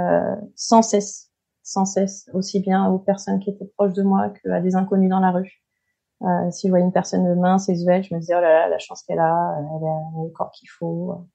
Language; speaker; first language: French; native; French